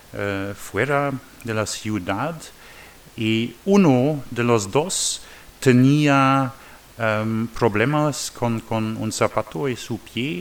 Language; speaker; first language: Spanish; non-native, learner; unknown